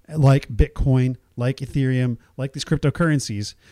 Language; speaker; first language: English; native; English